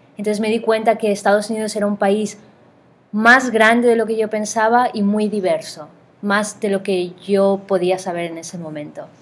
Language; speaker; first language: Spanish; native; Spanish